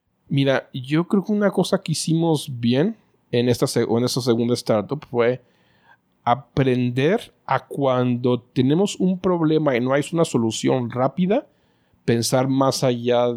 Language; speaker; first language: Spanish; native; Spanish